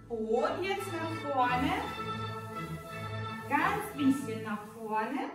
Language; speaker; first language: German; non-native, learner; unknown